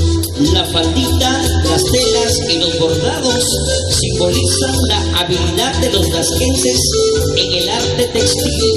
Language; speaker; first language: Spanish; native; Spanish